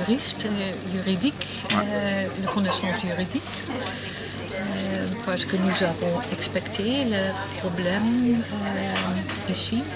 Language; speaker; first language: French; non-native, learner; Dutch